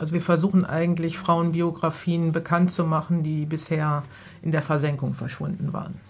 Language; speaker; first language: German; native; German